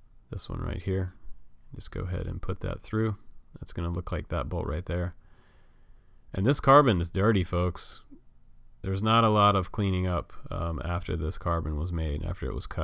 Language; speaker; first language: English; native; English